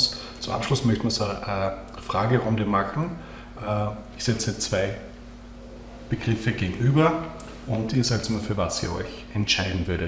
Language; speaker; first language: German; native; German